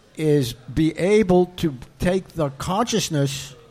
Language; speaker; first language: English; native; English